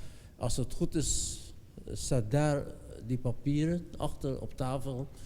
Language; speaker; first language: Dutch; non-native, fluent; Indonesian